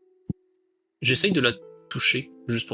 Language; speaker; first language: French; native; French